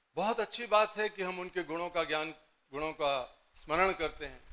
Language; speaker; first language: Hindi; native; Hindi